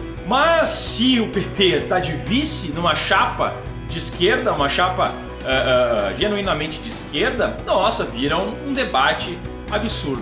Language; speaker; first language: Portuguese; native; Portuguese